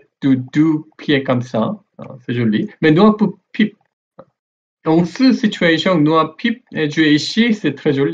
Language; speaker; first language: French; non-native, learner; Korean